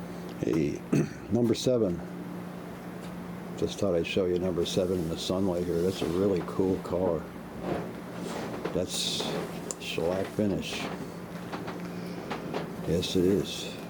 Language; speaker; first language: English; native; English